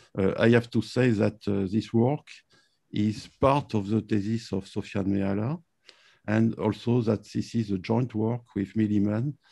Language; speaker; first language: English; non-native, fluent; French